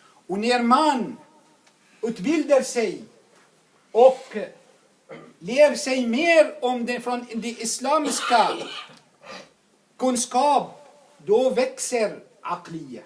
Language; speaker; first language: Swedish; non-native, fluent; Arabic